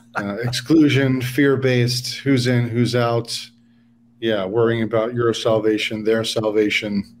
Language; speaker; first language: English; native; English